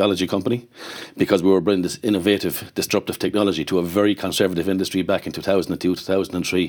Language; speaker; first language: English; native; English